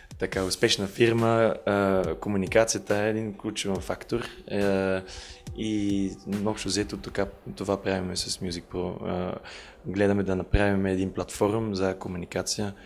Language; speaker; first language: Bulgarian; non-native, fluent; German